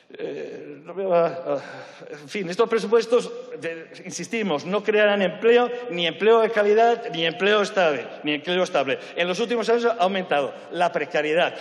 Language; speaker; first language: Spanish; non-native, local second language; Catalan